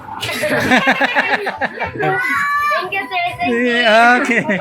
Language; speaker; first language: English; non-native, learner; Korean